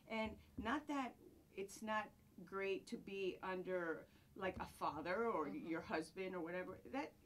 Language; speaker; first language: English; non-native, fluent; Greek